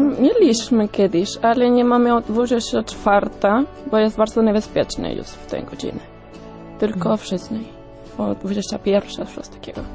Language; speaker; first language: Polish; early bilingual, heritage; Spanish